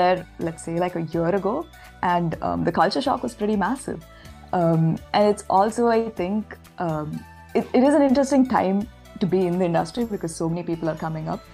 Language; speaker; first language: English; non-native, local second language; Tamil